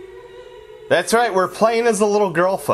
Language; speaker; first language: English; native; English